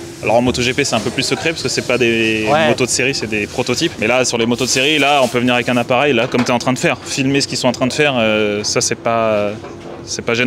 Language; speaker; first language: French; native; French